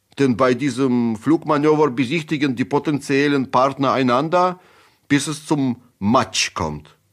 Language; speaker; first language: German; non-native, fluent; Russian